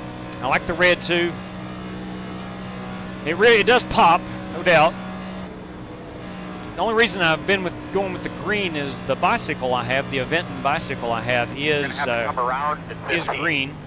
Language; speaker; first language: English; native; English